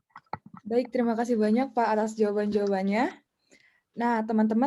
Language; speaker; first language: Indonesian; native; Indonesian